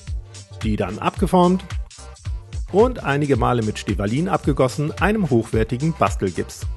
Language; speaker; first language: German; native; German